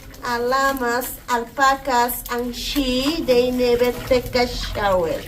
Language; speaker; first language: English; non-native, learner; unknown